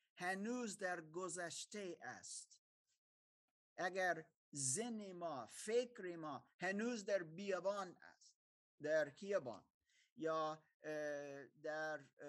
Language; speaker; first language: Persian; non-native, fluent; German